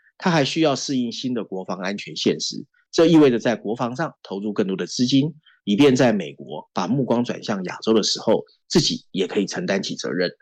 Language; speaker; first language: Chinese; native; Chinese